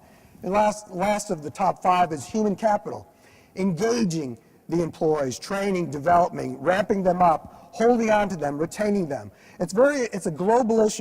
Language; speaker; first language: English; native; English